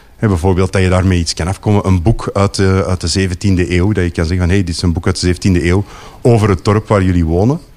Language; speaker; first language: Dutch; native; Dutch